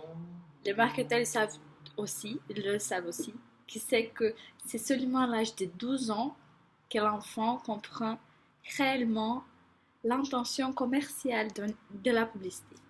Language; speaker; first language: French; non-native, fluent; Portuguese